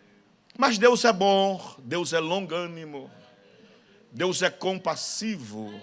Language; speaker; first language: Portuguese; native; Portuguese